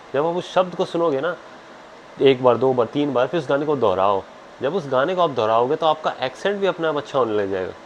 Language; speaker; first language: Hindi; native; Hindi